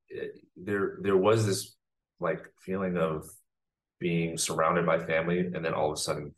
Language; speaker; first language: English; native; English